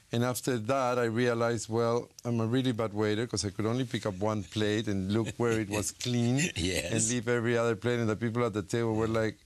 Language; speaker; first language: English; non-native, fluent; Spanish